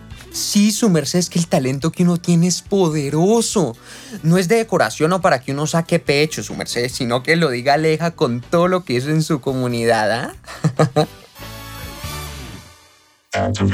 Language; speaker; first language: Spanish; native; Spanish